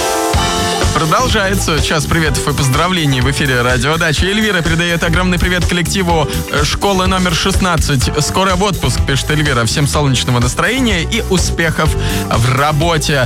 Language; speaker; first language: Russian; native; Russian